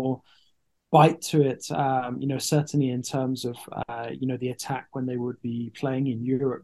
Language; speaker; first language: English; native; English